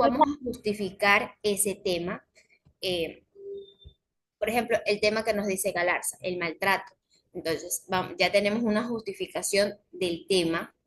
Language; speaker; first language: Spanish; native; Spanish